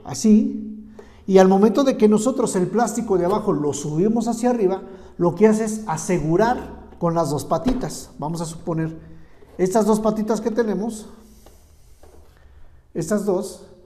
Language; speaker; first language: Spanish; native; Spanish